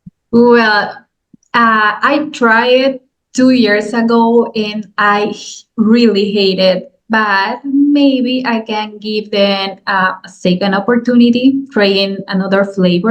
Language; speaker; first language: English; non-native, learner; Spanish